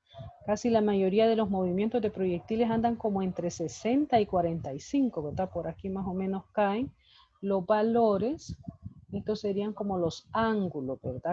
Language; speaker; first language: Spanish; native; Spanish